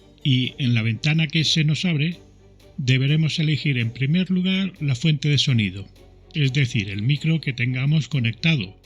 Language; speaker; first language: Spanish; native; Spanish